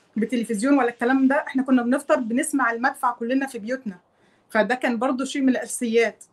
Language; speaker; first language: Arabic; native; Arabic